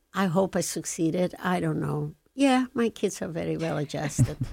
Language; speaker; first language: English; non-native, fluent; Polish